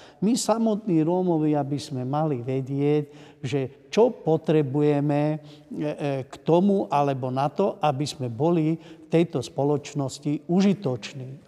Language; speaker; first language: Slovak; non-native, local second language; Hungarian